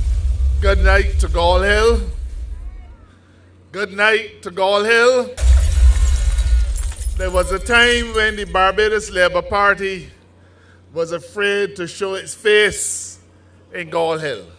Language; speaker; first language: English; native; English